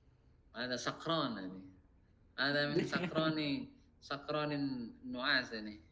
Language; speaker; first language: Arabic; non-native, fluent; Indonesian